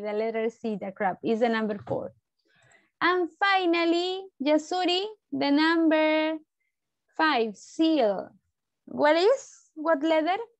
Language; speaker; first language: English; non-native, fluent; Spanish